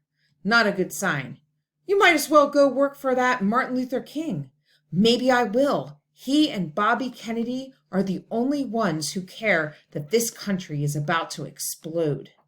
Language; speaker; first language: English; native; English